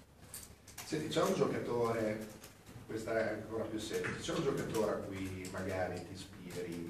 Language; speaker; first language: Italian; native; Italian